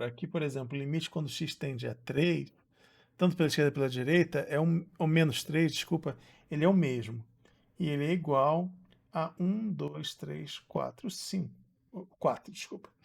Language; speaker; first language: Portuguese; native; Portuguese